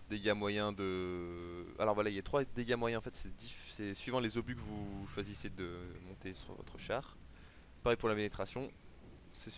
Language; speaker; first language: French; native; French